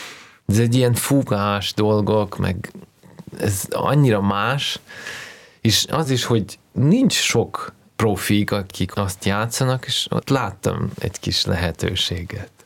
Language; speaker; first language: Hungarian; early bilingual, heritage; Hungarian